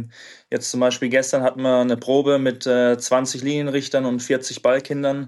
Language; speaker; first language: German; native; German